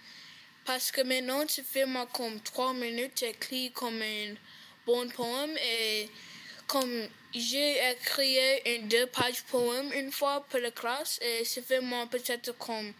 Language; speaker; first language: French; non-native, learner; English